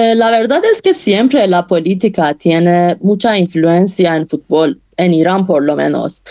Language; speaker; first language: Spanish; non-native, fluent; Persian